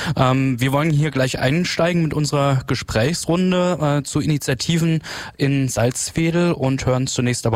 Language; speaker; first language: German; native; German